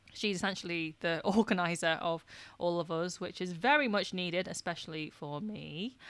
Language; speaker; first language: English; native; English